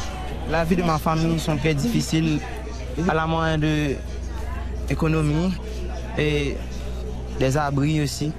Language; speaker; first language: French; non-native, local second language; Haitian Creole